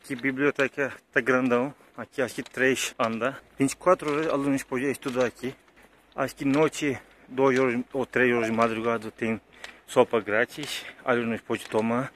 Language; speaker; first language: Portuguese; non-native, learner; Turkish